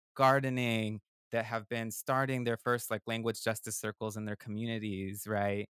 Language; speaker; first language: English; early bilingual, other home language; Spanish